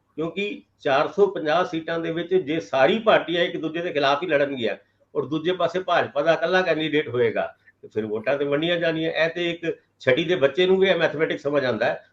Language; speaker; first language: Punjabi; non-native, local second language; Hindi